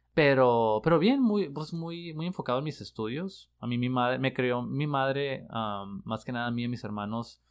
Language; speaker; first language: Spanish; native; Spanish